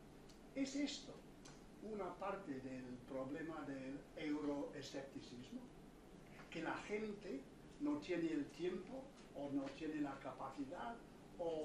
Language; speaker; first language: Spanish; non-native, fluent; English